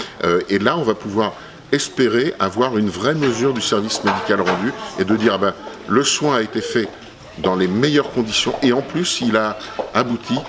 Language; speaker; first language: French; native; French